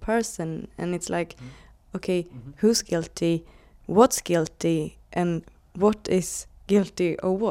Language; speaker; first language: English; non-native, fluent; Swedish